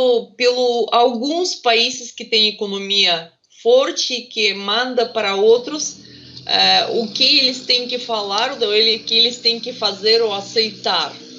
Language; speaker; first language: Portuguese; non-native, fluent; Russian